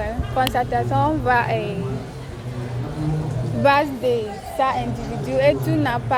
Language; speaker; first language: French; non-native, learner; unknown